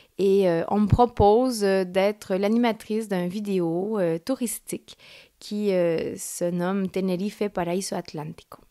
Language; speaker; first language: French; early bilingual, other home language; Spanish